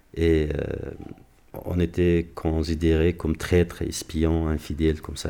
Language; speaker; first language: French; non-native, fluent; Persian